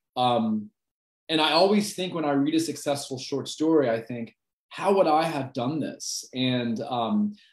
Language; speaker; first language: English; native; English